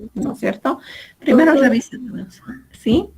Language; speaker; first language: Spanish; native; Spanish